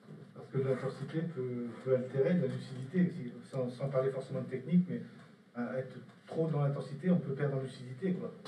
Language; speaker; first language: French; native; French